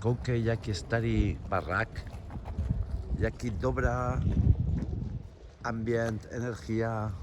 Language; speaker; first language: Czech; non-native, learner; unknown